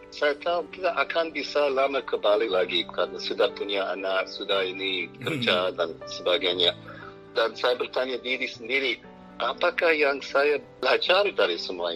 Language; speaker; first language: Indonesian; non-native, fluent; English